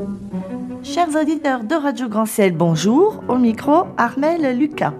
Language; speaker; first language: French; native; French